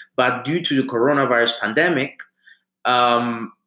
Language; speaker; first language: English; early bilingual, other home language; German